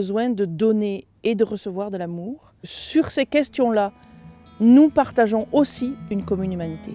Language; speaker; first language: French; native; French